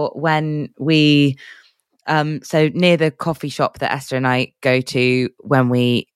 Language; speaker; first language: English; native; English